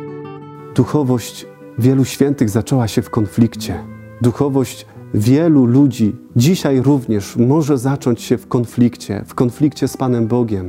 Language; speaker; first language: Polish; native; Polish